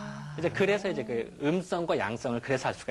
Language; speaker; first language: Korean; native; Korean